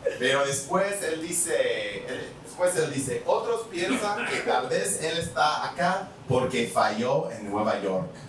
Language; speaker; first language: Spanish; non-native, fluent; English